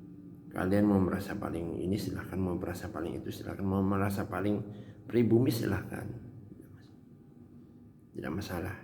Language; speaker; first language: Indonesian; native; Indonesian